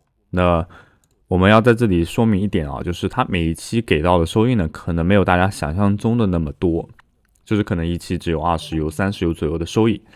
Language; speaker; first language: Chinese; native; Chinese